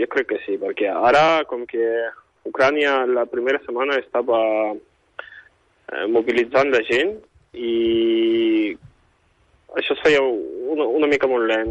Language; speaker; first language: Catalan; non-native, fluent; Ukrainian